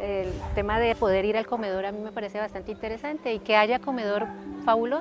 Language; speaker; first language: Spanish; native; Spanish